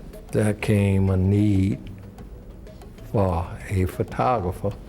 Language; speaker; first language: English; native; English